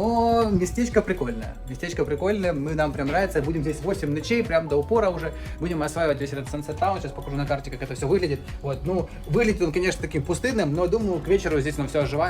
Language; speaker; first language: Russian; native; Russian